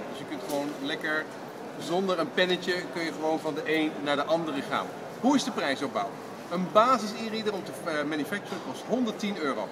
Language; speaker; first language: Dutch; native; Dutch